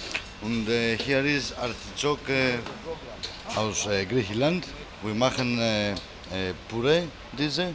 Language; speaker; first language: German; non-native, learner; Greek